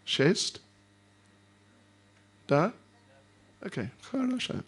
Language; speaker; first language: Russian; non-native, learner; English